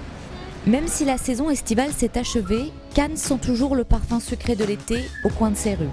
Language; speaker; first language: French; native; French